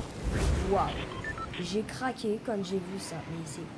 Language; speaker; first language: French; native; French